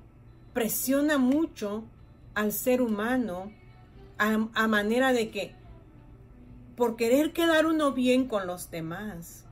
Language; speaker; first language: Spanish; native; Spanish